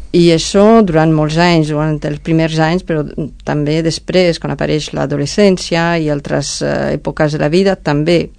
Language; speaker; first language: Catalan; non-native, fluent; Spanish